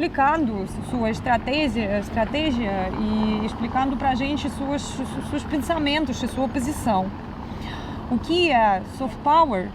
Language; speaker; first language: Portuguese; non-native, fluent; Russian